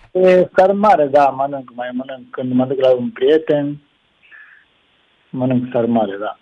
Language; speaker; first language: Romanian; non-native, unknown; Japanese